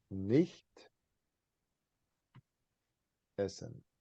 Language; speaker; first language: German; non-native, fluent; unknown